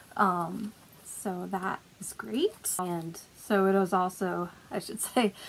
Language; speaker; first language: English; native; English